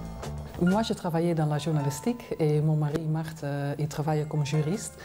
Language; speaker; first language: French; non-native, fluent; Dutch